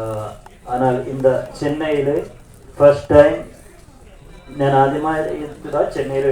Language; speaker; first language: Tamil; non-native, learner; Malayalam